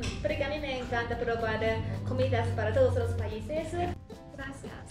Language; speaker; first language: Spanish; non-native, learner; Japanese